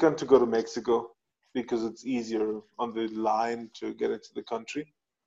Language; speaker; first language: English; non-native, fluent; Spanish